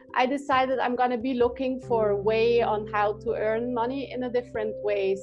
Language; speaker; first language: English; non-native, fluent; German